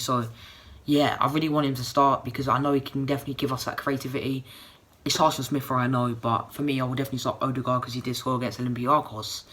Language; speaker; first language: English; native; English